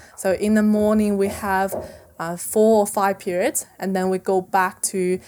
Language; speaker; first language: English; non-native, fluent; Chinese